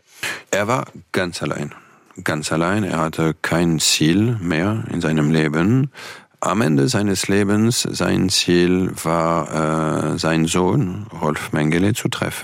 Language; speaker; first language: German; non-native, fluent; French